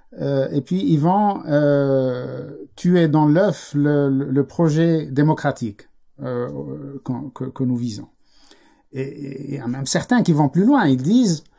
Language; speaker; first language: French; non-native, local second language; Arabic